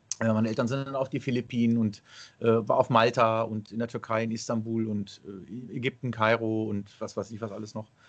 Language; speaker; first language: German; early bilingual, other home language; Arabic